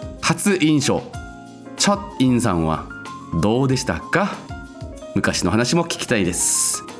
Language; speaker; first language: Japanese; non-native, local second language; Korean